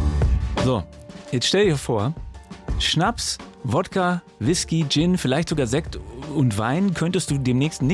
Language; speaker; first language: German; native; German